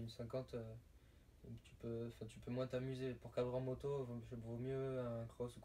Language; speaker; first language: French; native; French